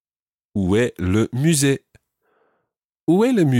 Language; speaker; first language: French; non-native, fluent; English